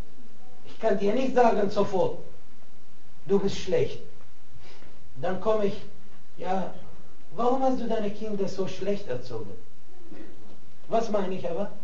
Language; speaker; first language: German; non-native, fluent; Arabic